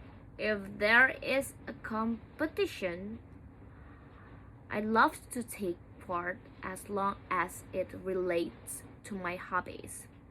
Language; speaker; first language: English; non-native, learner; Indonesian